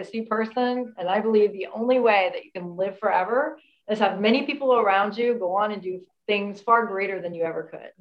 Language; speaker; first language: English; native; English